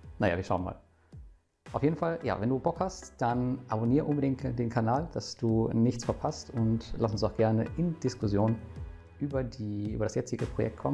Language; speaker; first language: German; native; German